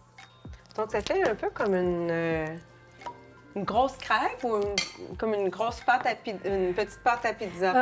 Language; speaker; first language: French; native; French